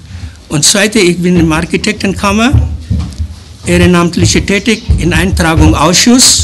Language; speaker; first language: German; early bilingual, other home language; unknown